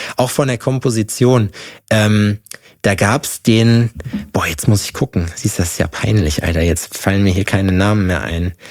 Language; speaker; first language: German; native; German